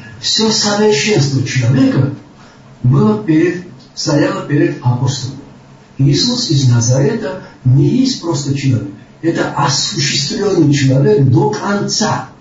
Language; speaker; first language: Russian; non-native, local second language; Georgian